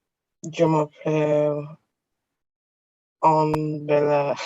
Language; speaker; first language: French; non-native, learner; Yoruba